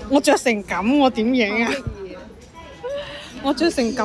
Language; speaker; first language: Chinese; non-native, local second language; Cantonese